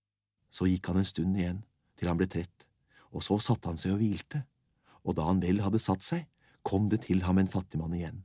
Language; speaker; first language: Norwegian; native; Norwegian